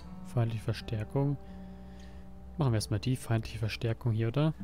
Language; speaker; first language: German; native; German